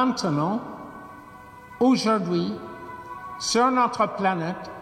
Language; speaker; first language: French; non-native, fluent; English